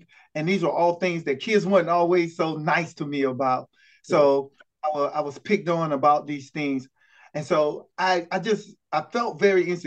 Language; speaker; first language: English; native; English